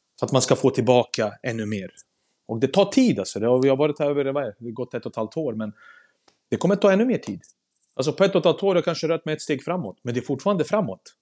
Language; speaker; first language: Swedish; early bilingual, other home language; Serbian